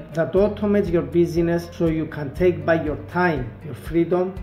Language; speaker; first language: English; non-native, fluent; Greek